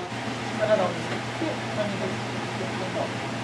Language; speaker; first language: Japanese; native; Japanese